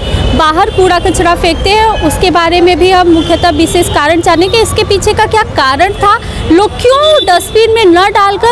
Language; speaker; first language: Hindi; native; Hindi